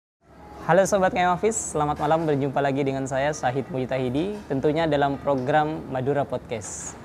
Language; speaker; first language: Indonesian; native; Indonesian